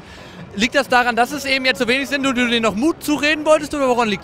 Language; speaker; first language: German; native; German